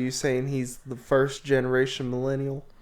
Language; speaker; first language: English; native; English